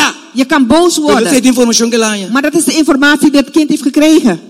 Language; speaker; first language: Dutch; non-native, local second language; Papiamento